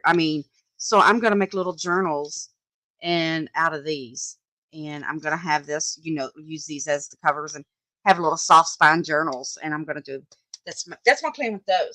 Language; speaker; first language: English; native; English